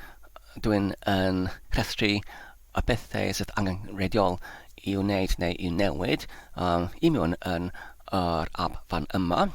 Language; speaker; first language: Welsh; non-native, fluent; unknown